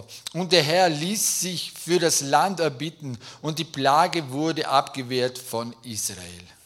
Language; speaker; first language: German; native; German